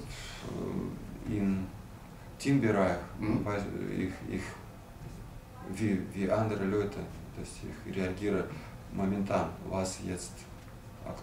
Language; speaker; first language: German; non-native, learner; Russian